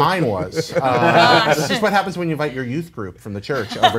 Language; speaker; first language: English; native; English